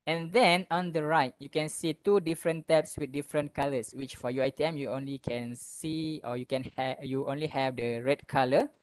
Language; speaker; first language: English; non-native, local second language; Malay